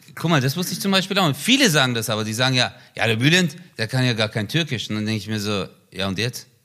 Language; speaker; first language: German; early bilingual, other home language; Turkish